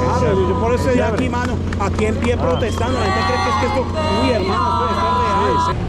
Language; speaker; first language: Spanish; native; Spanish